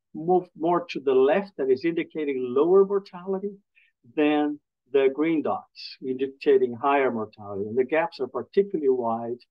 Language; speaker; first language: English; non-native, fluent; Portuguese